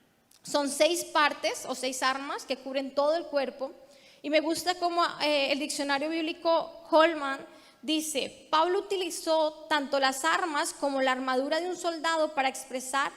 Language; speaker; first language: Spanish; native; Spanish